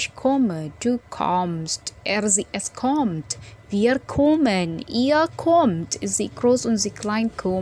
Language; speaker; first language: German; non-native, fluent; Indonesian